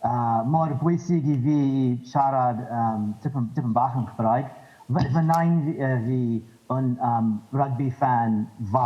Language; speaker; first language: Welsh; non-native, learner; English